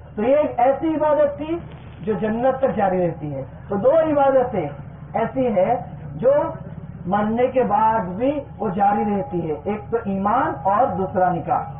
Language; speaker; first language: Urdu; non-native, local second language; Gujarati